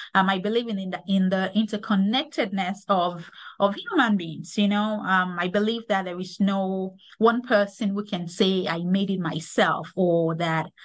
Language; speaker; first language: English; non-native, local second language; Yoruba